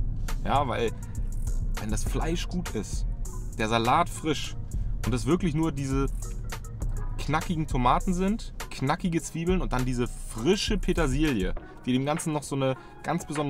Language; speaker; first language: German; native; German